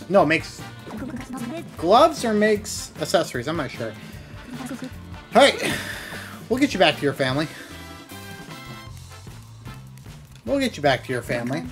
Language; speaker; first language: English; native; English